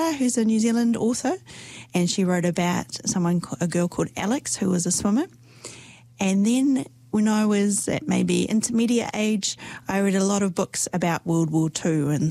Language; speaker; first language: English; native; English